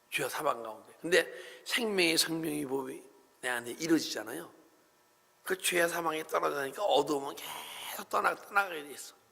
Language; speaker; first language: Korean; native; Korean